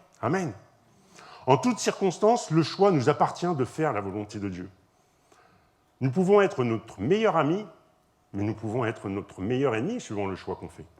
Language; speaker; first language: French; native; French